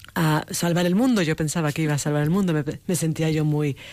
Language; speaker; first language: Spanish; native; Spanish